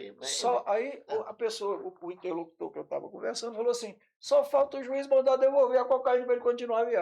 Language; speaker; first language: Portuguese; native; Portuguese